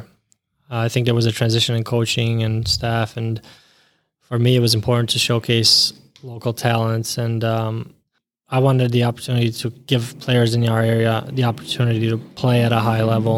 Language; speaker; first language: English; early bilingual, other home language; Bosnian